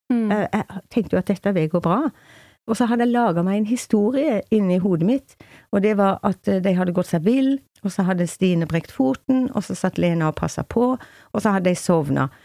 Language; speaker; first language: Norwegian; native; Norwegian